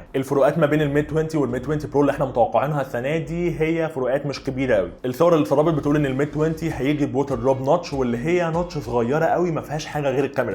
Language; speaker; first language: Arabic; native; Arabic